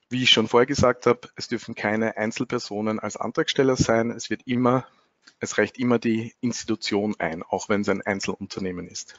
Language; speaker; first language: German; native; German